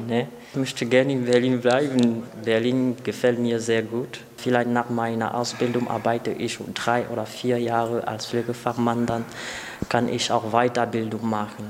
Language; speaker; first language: German; non-native, learner; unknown